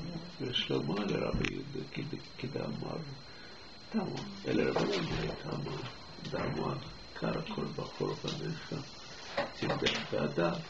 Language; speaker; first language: Hebrew; non-native, learner; English